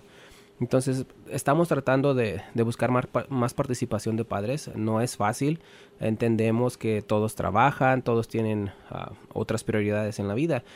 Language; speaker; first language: Spanish; native; Spanish